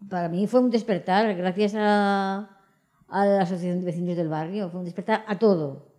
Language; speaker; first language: Spanish; native; Spanish